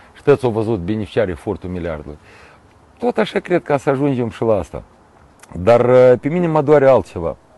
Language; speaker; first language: Romanian; non-native, local second language; Russian